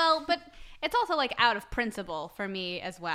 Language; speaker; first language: English; native; English